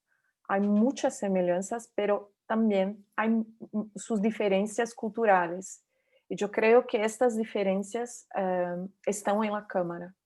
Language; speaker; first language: Spanish; non-native, learner; Portuguese